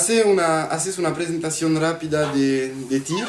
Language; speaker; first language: Spanish; non-native, learner; French